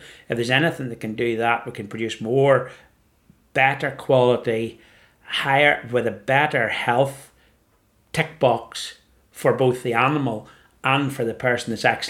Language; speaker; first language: English; native; English